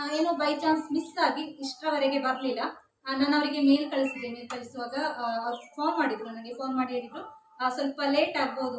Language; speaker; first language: Kannada; native; Kannada